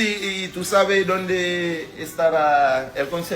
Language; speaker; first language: Spanish; non-native, learner; Haitian Creole